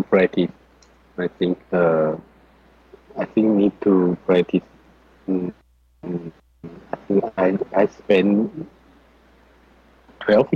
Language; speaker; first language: English; non-native, learner; Chinese